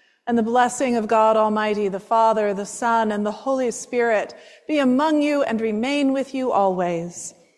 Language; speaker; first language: English; native; English